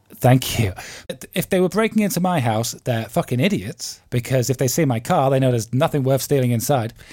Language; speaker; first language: English; native; English